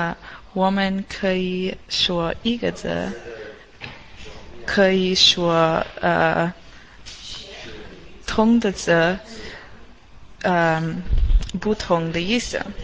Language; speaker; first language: Chinese; non-native, learner; English